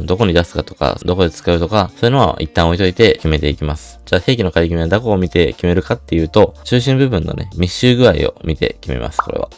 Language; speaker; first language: Japanese; native; Japanese